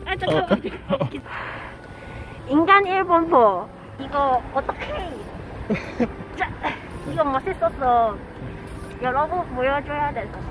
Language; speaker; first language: Korean; non-native, learner; Cantonese